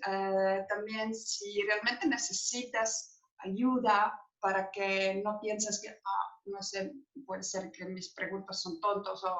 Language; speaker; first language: Spanish; non-native, learner; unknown